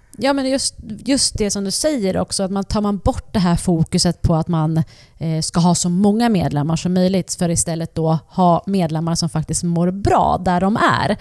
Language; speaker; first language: Swedish; native; Swedish